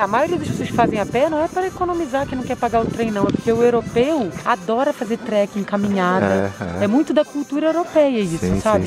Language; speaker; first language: Portuguese; native; Portuguese